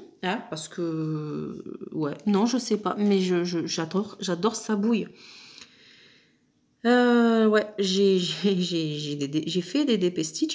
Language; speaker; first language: French; native; French